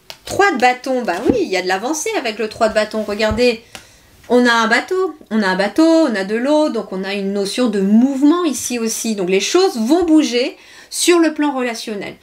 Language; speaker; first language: French; native; French